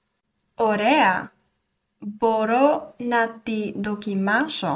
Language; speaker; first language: Greek; non-native, learner; English